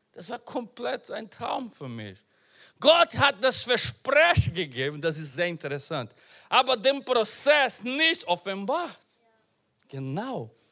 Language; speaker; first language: German; non-native, learner; Portuguese